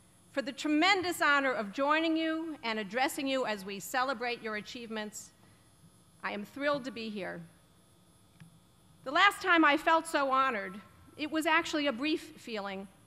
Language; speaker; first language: English; native; English